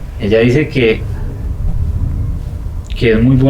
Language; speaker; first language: Spanish; native; Spanish